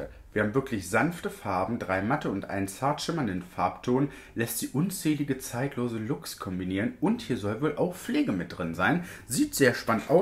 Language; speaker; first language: German; native; German